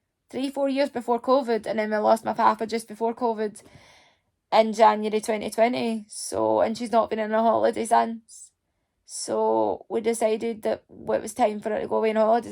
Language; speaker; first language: English; native; English